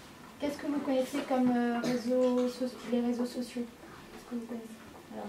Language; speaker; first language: French; native; French